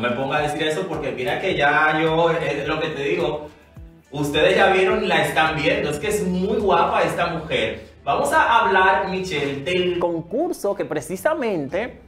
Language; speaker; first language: Spanish; native; Spanish